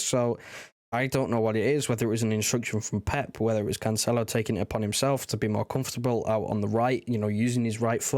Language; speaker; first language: English; native; English